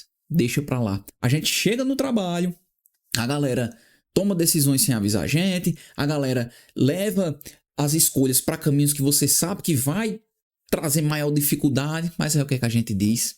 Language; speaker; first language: Portuguese; native; Portuguese